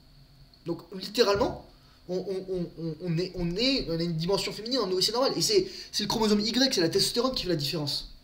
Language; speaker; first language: French; native; French